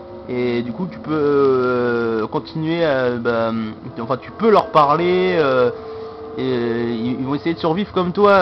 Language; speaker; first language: French; native; French